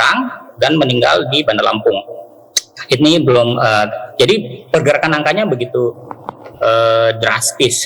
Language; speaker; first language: Indonesian; native; Indonesian